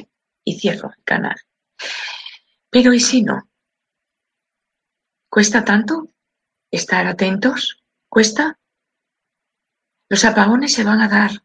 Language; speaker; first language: Spanish; native; Spanish